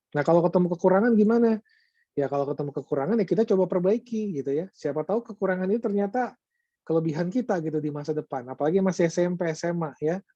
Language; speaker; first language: Indonesian; native; Indonesian